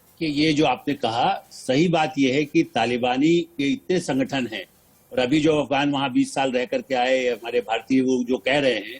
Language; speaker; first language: Hindi; native; Hindi